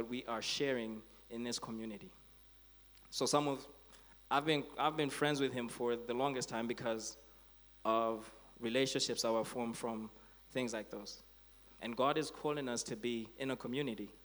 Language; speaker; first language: English; non-native, local second language; Nyanja